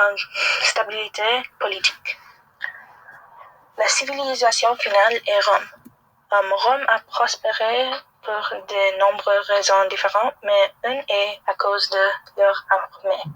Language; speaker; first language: French; non-native, learner; English